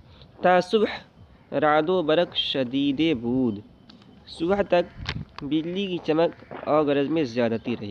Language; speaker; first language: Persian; non-native, fluent; Urdu